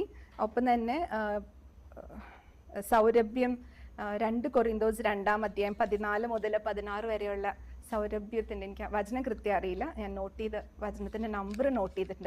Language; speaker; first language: Malayalam; native; Malayalam